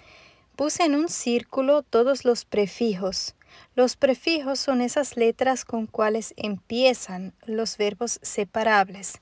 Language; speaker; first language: Spanish; non-native, fluent; German